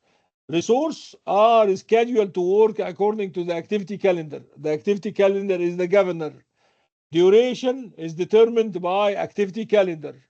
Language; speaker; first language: English; non-native, fluent; Arabic